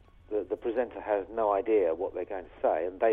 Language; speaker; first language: English; native; English